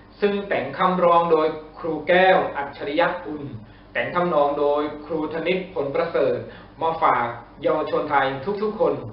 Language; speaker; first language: Thai; native; Thai